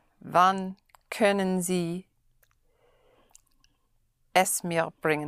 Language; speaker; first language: German; non-native, learner; English